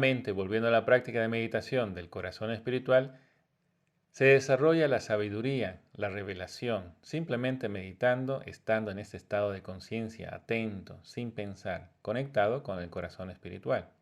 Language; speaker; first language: Spanish; native; Spanish